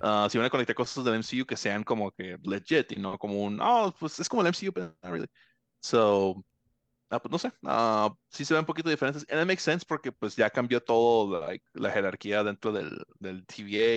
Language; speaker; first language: Spanish; early bilingual, heritage; Spanish